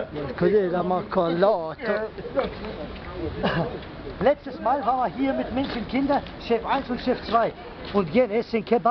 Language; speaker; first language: German; non-native, learner; Kurdish